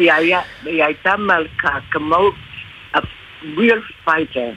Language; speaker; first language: Hebrew; non-native, fluent; English